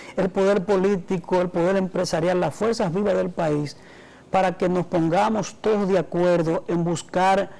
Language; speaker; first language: Spanish; native; Spanish